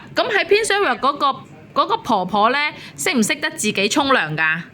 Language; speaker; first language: Cantonese; native; Cantonese